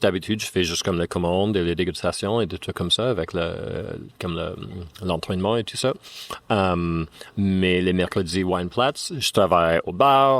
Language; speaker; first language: French; non-native, fluent; English